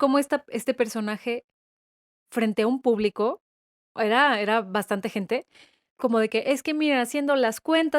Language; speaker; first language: Spanish; native; Spanish